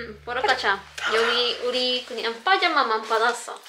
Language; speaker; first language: Korean; non-native, learner; Spanish